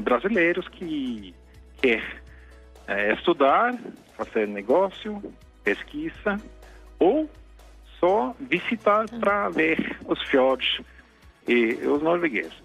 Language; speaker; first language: Portuguese; non-native, fluent; Norwegian